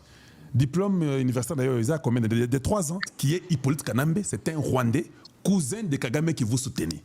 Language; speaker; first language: French; non-native, local second language; Lingala